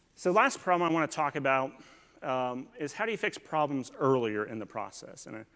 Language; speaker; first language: English; native; English